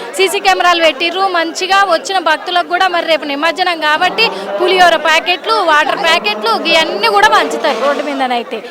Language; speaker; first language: Telugu; native; Telugu